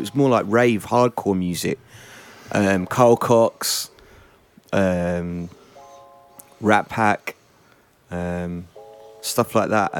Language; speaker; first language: English; native; English